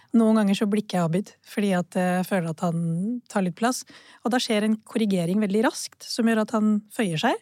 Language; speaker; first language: Norwegian; early bilingual, other home language; Urdu